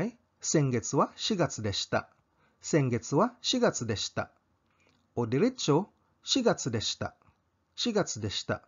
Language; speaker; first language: Japanese; non-native, fluent; Cebuano